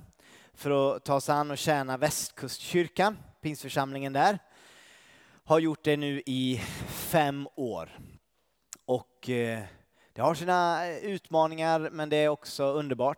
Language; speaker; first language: Swedish; native; Swedish